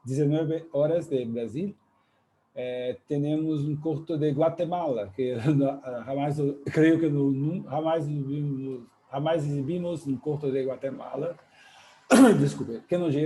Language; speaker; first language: Spanish; non-native, fluent; Portuguese